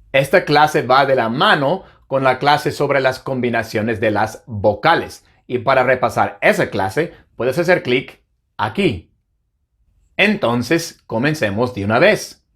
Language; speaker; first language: Spanish; non-native, fluent; English